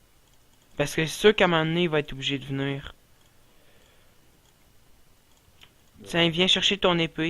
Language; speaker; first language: French; native; French